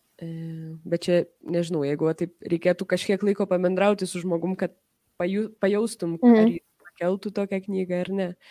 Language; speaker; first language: Lithuanian; early bilingual, heritage; Lithuanian